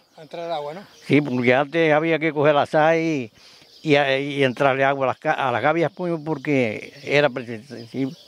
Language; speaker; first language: Spanish; native; Spanish